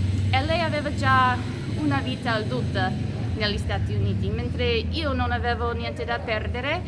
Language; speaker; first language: Italian; non-native, fluent; English